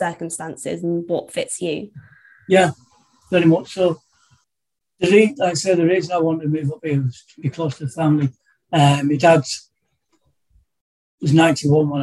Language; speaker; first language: English; native; English